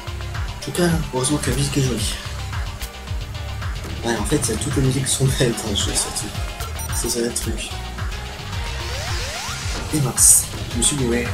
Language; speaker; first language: French; native; French